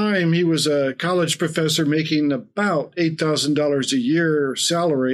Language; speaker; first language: English; native; English